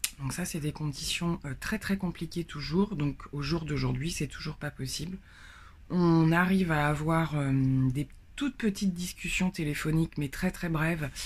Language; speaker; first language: French; native; French